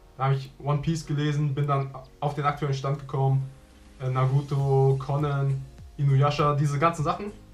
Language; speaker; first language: German; early bilingual, other home language; Vietnamese